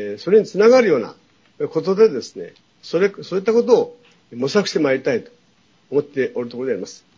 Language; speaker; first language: Japanese; native; Japanese